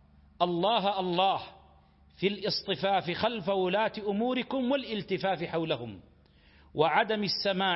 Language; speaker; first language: Arabic; native; Arabic